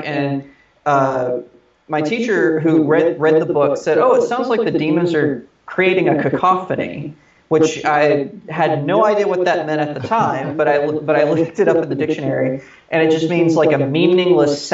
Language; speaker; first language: English; native; English